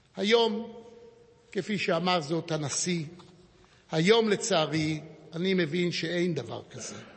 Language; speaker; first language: Hebrew; native; Hebrew